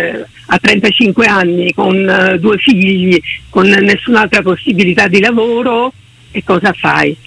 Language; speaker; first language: Italian; native; Italian